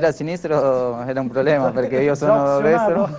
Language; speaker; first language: Italian; non-native, fluent; Spanish